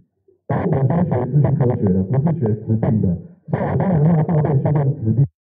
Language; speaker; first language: Chinese; native; Chinese